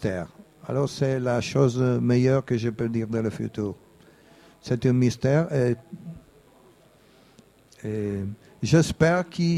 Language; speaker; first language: French; non-native, fluent; Italian